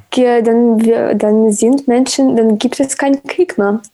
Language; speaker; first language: German; non-native, learner; Ukrainian